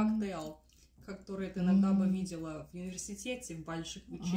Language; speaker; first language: Russian; early bilingual, heritage; Russian